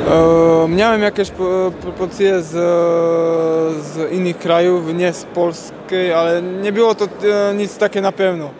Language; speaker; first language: Polish; non-native, learner; Slovak